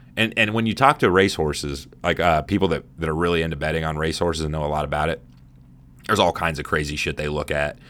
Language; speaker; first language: English; native; English